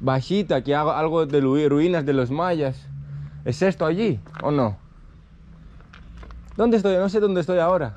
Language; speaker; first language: Spanish; non-native, learner; Greek